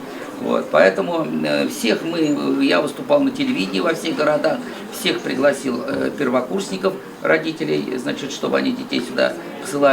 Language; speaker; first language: Russian; native; Russian